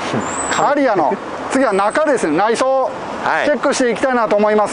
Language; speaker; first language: Japanese; native; Japanese